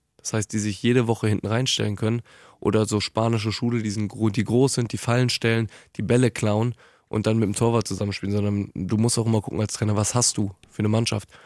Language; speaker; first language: German; native; German